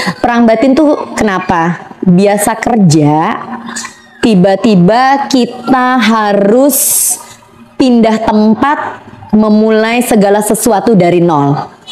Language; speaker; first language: Indonesian; native; Indonesian